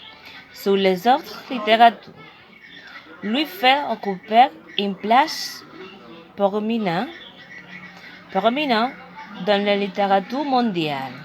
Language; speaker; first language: French; non-native, learner; Spanish